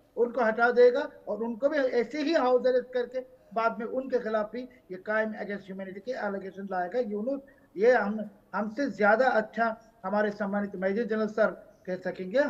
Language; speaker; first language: Hindi; non-native, fluent; Bangla